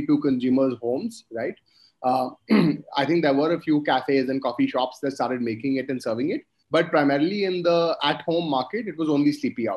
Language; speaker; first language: English; non-native, local second language; Hindi